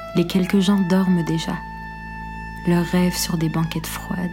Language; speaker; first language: French; non-native, local second language; Arabic